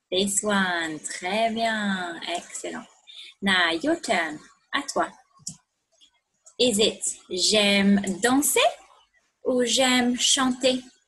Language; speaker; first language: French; non-native, fluent; English